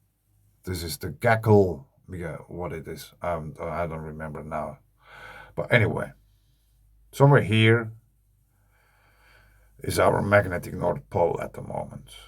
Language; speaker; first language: English; non-native, fluent; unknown